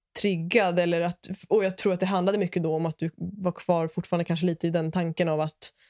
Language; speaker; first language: Swedish; native; Swedish